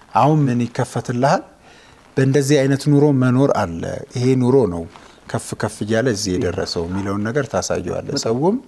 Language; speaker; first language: Amharic; native; Amharic